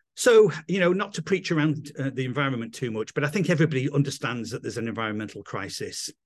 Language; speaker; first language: English; native; English